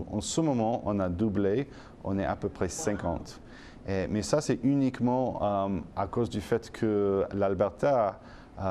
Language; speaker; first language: French; non-native, fluent; English